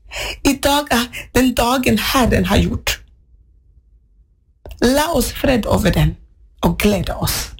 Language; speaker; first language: Norwegian; non-native, fluent; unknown